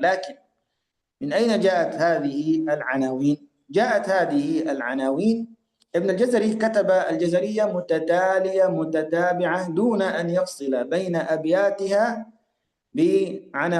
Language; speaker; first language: Arabic; native; Arabic